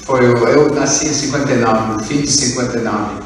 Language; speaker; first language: Portuguese; non-native, fluent; English